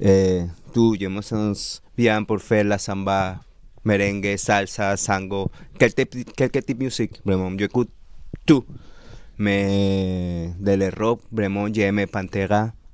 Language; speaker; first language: French; non-native, learner; Spanish